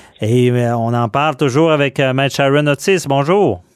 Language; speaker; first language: French; native; French